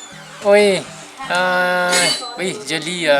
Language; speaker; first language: French; non-native, learner; Nepali